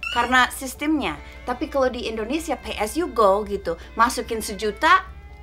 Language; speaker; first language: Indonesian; non-native, fluent; English